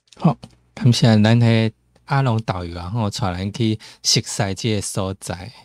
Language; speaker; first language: Chinese; native; Chinese